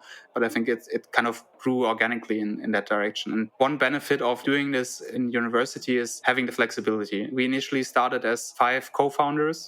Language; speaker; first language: English; non-native, fluent; German